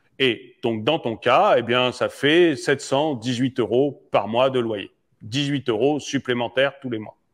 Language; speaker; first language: French; native; French